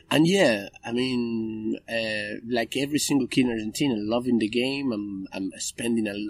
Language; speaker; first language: English; non-native, fluent; Spanish